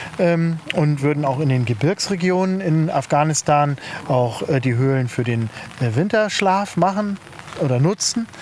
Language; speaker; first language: German; native; German